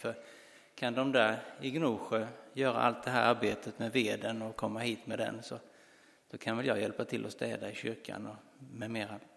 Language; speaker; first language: Swedish; native; Swedish